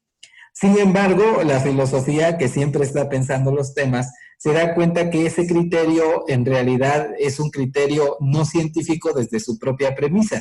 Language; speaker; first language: Spanish; native; Spanish